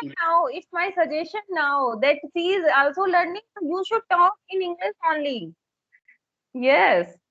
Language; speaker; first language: English; non-native, local second language; Hindi